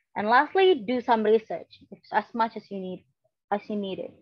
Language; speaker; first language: English; non-native, fluent; Indonesian